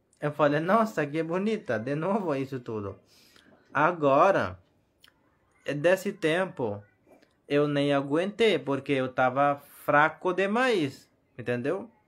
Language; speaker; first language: Portuguese; non-native, learner; Hindi